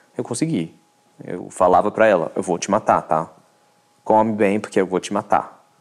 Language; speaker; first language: Portuguese; non-native, fluent; French